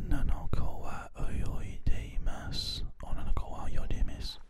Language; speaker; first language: Japanese; non-native, learner; English